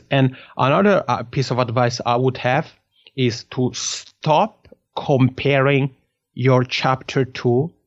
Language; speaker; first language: English; non-native, fluent; French